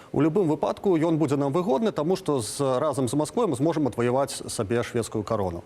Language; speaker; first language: Belarusian; non-native, local second language; Russian